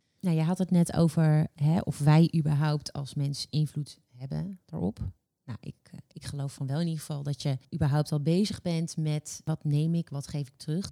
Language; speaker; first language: Dutch; native; Dutch